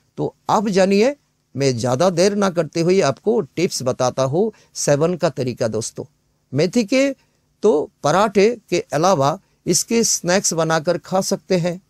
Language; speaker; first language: Hindi; non-native, local second language; Bangla